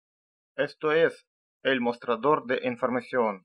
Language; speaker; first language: Spanish; non-native, learner; Russian